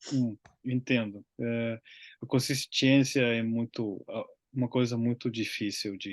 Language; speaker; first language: Portuguese; non-native, learner; Finnish